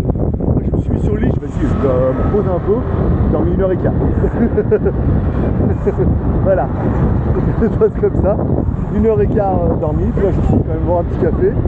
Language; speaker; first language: French; native; French